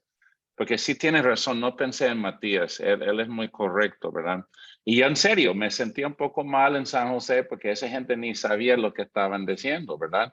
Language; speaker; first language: Spanish; non-native, fluent; English